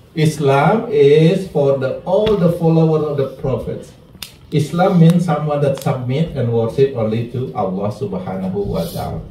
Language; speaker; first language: English; non-native, fluent; Indonesian